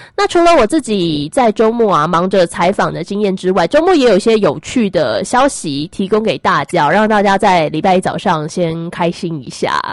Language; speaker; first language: Chinese; native; Chinese